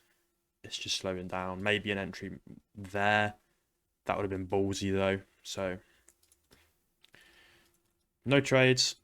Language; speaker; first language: English; native; English